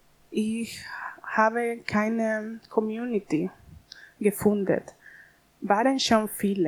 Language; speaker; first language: German; non-native, learner; Spanish